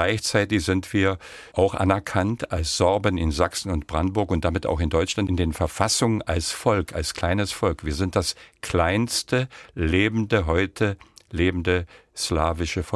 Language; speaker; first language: German; non-native, local second language; Upper Sorbian